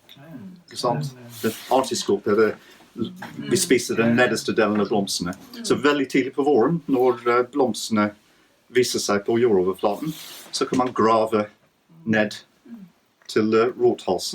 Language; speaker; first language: Norwegian; non-native, fluent; English